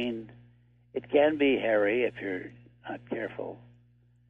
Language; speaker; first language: English; native; English